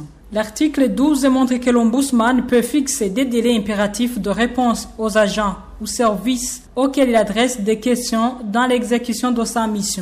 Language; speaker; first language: French; non-native, local second language; Rundi